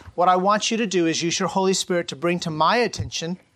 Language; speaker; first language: English; native; English